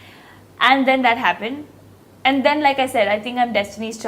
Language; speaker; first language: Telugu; non-native, local second language; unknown